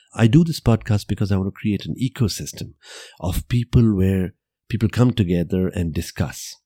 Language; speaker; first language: English; non-native, local second language; Gujarati